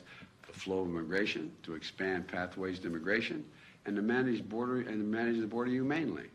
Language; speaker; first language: English; native; English